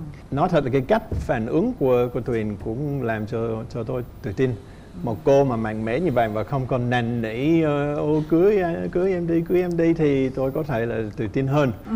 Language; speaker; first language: Vietnamese; non-native, fluent; English